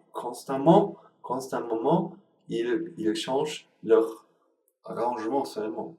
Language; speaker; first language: French; non-native, learner; Sinhala